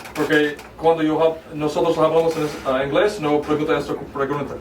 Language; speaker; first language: Spanish; non-native, learner; English